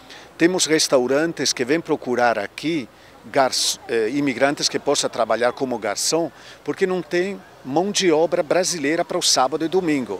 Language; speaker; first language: Portuguese; non-native, fluent; Italian